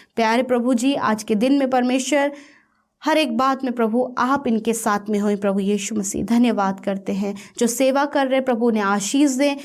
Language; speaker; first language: Hindi; native; Hindi